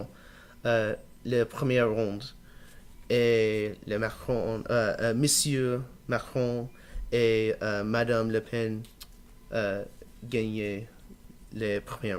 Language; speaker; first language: French; non-native, learner; English